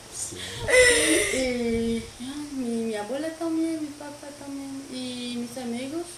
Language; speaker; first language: Spanish; non-native, fluent; French